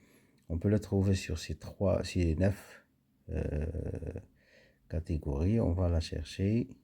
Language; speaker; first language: French; non-native, local second language; Arabic